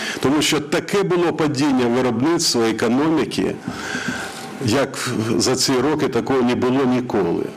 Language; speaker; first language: Ukrainian; non-native, local second language; Russian